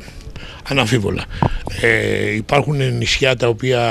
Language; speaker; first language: Greek; native; Greek